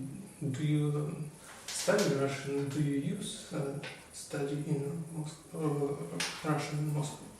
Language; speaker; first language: English; non-native, learner; Russian